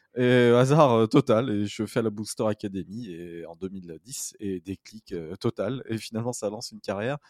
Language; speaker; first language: French; native; French